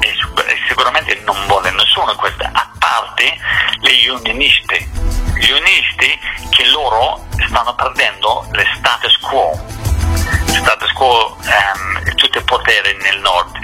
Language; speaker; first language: Italian; non-native, fluent; English